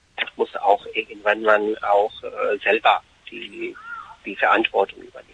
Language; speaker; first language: German; non-native, fluent; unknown